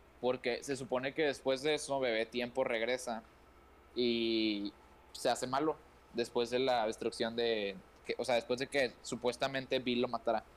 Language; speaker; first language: Spanish; native; Spanish